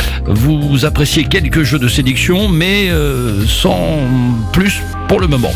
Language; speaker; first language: French; native; French